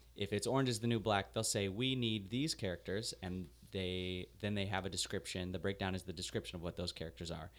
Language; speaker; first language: English; native; English